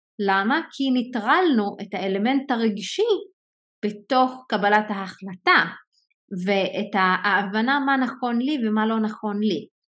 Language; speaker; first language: Hebrew; non-native, local second language; Arabic